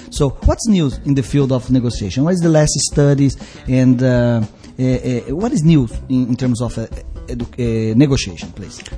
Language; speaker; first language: English; non-native, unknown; Portuguese